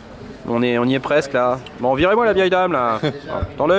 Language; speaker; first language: French; native; French